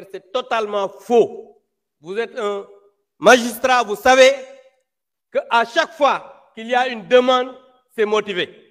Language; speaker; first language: French; non-native, local second language; Wolof